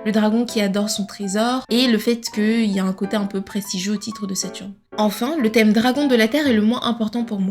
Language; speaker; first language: French; native; French